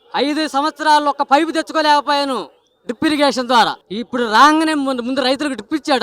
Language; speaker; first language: Telugu; native; Telugu